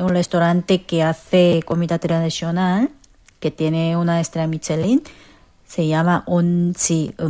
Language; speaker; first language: Spanish; non-native, fluent; Korean